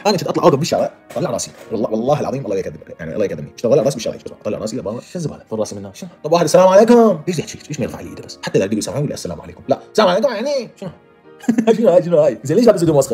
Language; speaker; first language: Arabic; native; Arabic